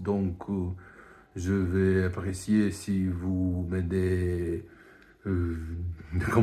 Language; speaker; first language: French; non-native, fluent; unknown